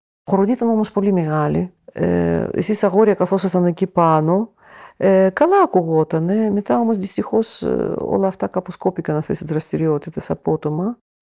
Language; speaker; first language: Greek; non-native, fluent; Russian